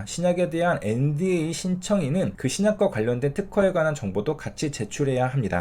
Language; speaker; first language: Korean; native; Korean